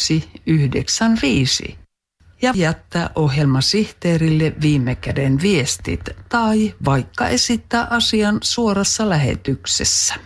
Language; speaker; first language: Finnish; native; Finnish